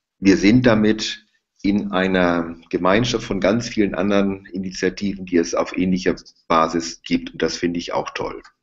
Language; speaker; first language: German; native; German